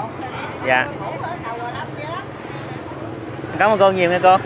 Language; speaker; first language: Vietnamese; native; Vietnamese